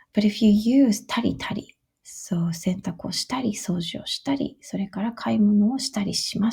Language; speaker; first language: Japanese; non-native, fluent; English